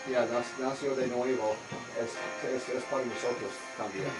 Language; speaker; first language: Spanish; non-native, learner; English